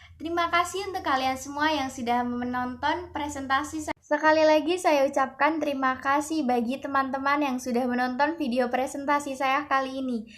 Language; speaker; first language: Indonesian; native; Indonesian